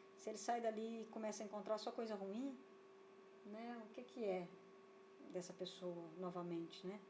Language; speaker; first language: Portuguese; native; Portuguese